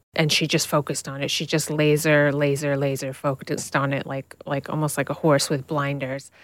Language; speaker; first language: English; native; English